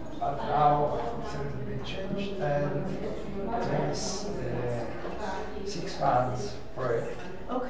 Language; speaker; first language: English; non-native, learner; Polish